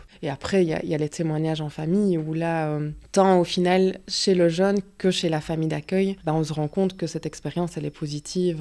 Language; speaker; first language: French; native; French